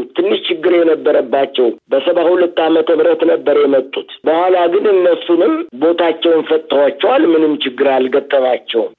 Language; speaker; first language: Amharic; native; Amharic